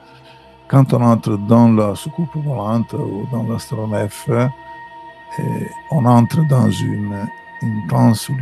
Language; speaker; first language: French; non-native, fluent; Italian